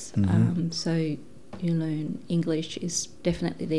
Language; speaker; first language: English; non-native, fluent; Danish